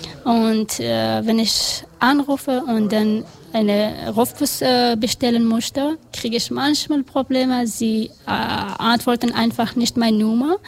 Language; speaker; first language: German; non-native, learner; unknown